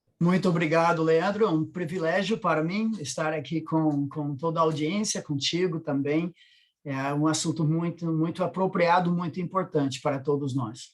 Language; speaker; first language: Portuguese; non-native, fluent; English